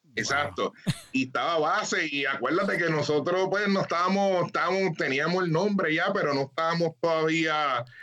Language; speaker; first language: Spanish; early bilingual, heritage; Spanish